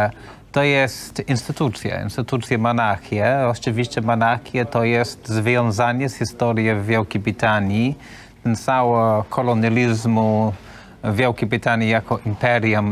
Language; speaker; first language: Polish; non-native, learner; English